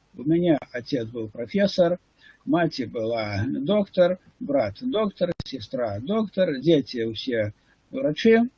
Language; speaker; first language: Russian; non-native, local second language; Ukrainian